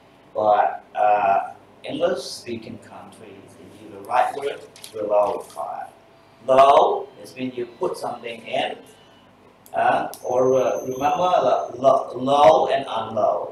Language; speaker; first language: English; non-native, fluent; Vietnamese